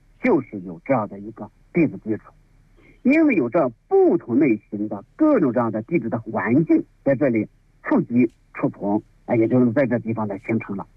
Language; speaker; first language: Chinese; native; Chinese